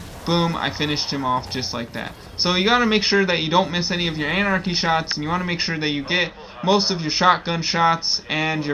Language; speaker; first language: English; native; English